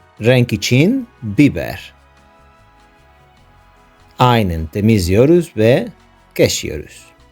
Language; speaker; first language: Turkish; non-native, learner; Spanish